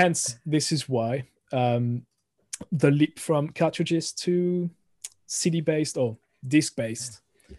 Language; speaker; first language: English; non-native, fluent; French